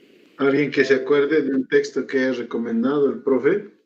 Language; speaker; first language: Spanish; native; Spanish